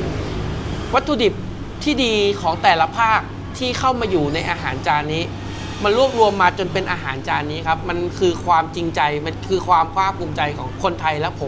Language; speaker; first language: Thai; native; Thai